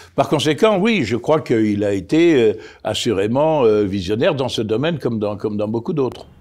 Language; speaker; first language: French; native; French